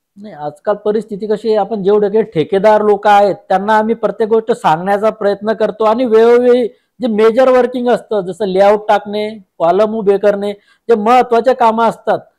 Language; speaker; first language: Marathi; native; Marathi